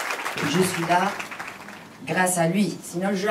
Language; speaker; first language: French; non-native, fluent; Spanish